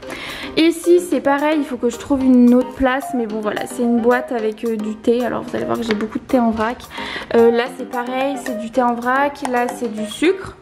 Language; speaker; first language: French; native; French